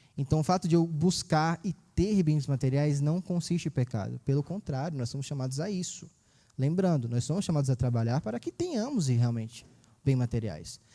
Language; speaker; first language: Portuguese; native; Portuguese